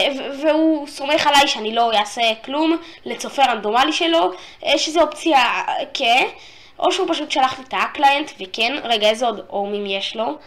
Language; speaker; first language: Hebrew; native; Hebrew